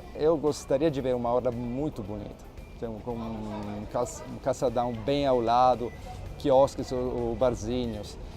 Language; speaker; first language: Portuguese; non-native, fluent; Italian